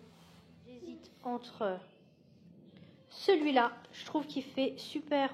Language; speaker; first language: French; native; French